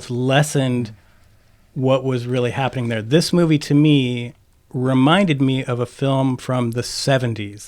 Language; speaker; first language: English; native; English